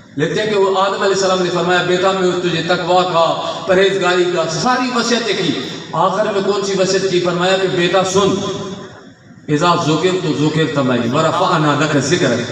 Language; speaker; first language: Urdu; non-native, local second language; Sindhi